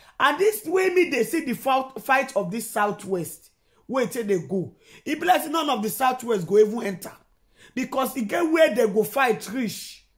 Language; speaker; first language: Nigerian Pidgin; non-native, local second language; Yoruba